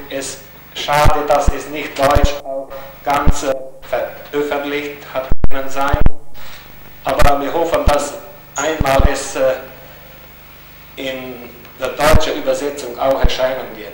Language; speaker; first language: German; non-native, local second language; Hungarian